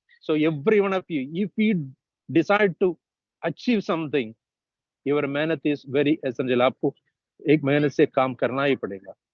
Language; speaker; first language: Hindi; non-native, local second language; Malayalam